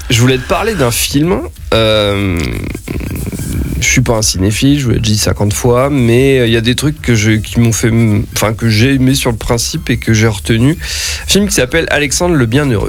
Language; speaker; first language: French; native; French